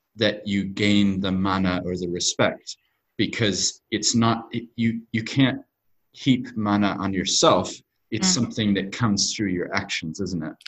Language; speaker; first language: English; native; English